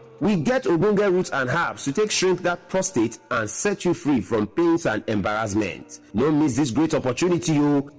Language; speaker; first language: Nigerian Pidgin; native; Nigerian Pidgin